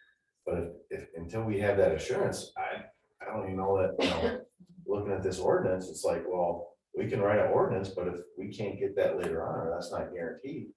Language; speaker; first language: English; native; English